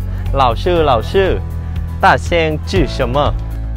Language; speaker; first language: Chinese; non-native, learner; Vietnamese